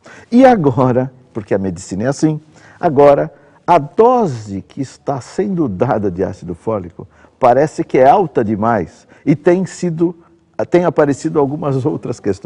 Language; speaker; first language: Portuguese; native; Portuguese